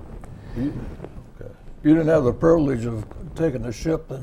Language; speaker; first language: English; native; English